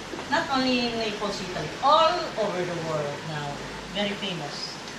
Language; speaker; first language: English; non-native, local second language; Cebuano